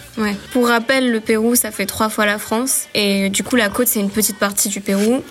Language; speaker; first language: French; early bilingual, other home language; Spanish